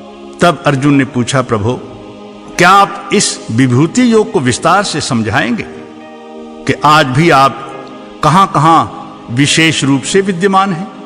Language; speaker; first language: Hindi; native; Hindi